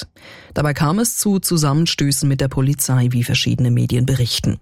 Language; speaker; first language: German; native; German